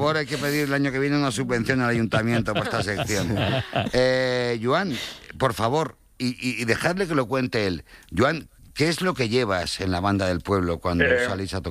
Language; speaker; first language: Spanish; native; Spanish